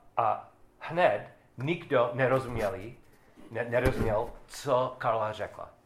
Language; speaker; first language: Czech; non-native, learner; English